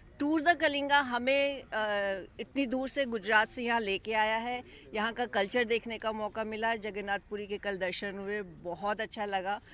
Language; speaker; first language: Hindi; non-native, local second language; Gujarati